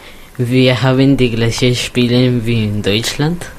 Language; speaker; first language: German; non-native, learner; Spanish